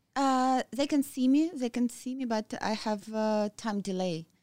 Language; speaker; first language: English; non-native, fluent; Ukrainian